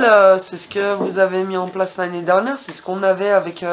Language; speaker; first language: French; native; French